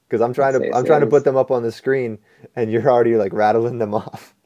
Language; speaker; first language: English; native; English